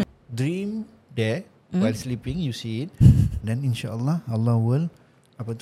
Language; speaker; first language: English; non-native, local second language; Malay